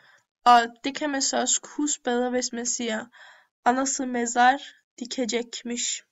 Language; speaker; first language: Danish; early bilingual, other home language; Turkish